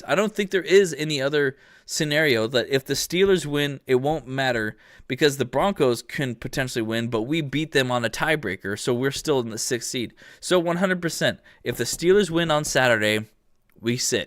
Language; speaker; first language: English; native; English